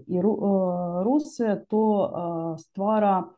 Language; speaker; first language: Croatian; non-native, learner; Ukrainian